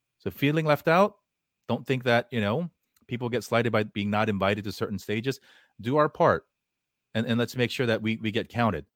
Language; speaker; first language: English; early bilingual, other home language; Korean